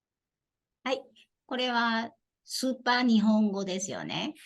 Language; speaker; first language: Japanese; non-native, fluent; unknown